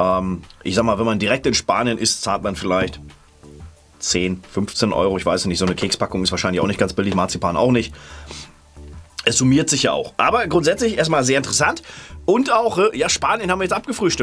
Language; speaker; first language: German; native; German